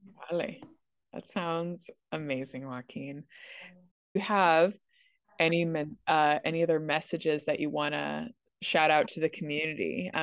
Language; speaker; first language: English; native; English